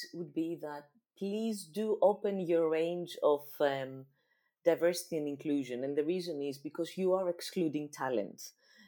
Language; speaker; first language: English; non-native, fluent; Greek